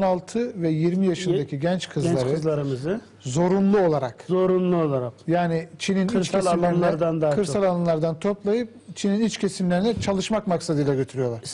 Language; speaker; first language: Turkish; native; Turkish